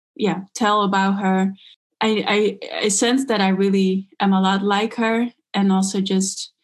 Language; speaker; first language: English; early bilingual, other home language; Dutch